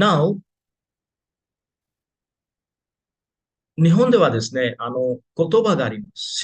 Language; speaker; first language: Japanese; non-native, fluent; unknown